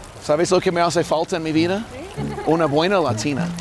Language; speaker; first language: Spanish; non-native, fluent; English